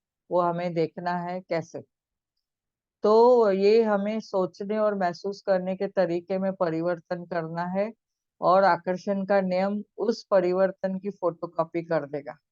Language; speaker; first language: Hindi; native; Hindi